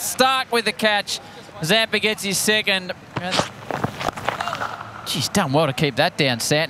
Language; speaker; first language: English; native; English